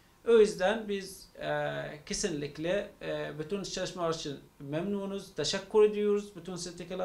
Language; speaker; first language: Turkish; non-native, fluent; Arabic